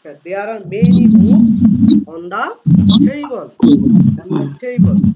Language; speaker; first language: English; non-native, local second language; Bangla